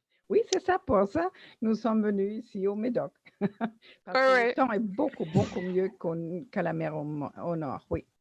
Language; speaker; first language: French; non-native, learner; German